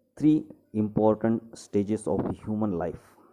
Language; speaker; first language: English; non-native, local second language; Marathi